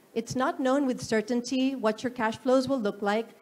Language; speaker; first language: English; non-native, local second language; Filipino